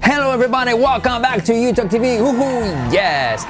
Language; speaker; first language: English; non-native, fluent; Spanish